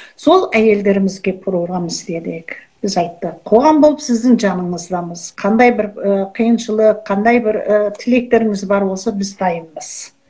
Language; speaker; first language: Kazakh; early bilingual, heritage; Kazakh